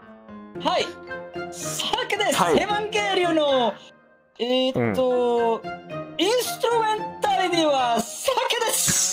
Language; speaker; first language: Japanese; non-native, learner; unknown